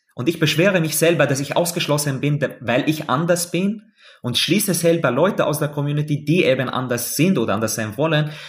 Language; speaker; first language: German; non-native, fluent; Arabic